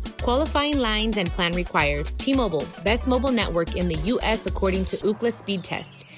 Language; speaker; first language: English; early bilingual, other home language; Spanish